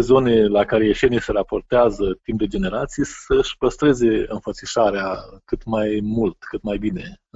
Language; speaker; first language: Romanian; native; Romanian